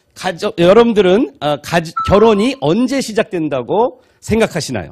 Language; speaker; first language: Korean; native; Korean